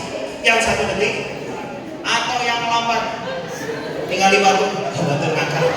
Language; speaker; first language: Indonesian; non-native, local second language; Sundanese